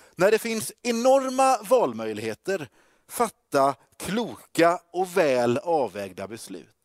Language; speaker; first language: Swedish; native; Swedish